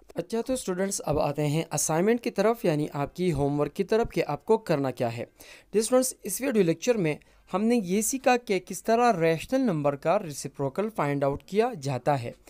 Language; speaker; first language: Urdu; non-native, local second language; Pashto